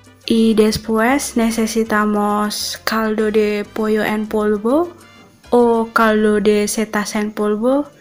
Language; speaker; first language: Spanish; non-native, fluent; Indonesian